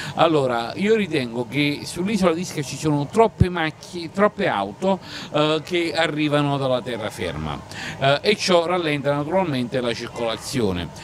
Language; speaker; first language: Italian; native; Italian